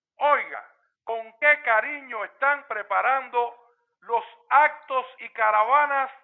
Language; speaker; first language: Spanish; native; Spanish